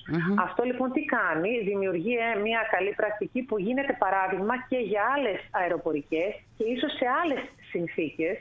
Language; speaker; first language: Greek; native; Greek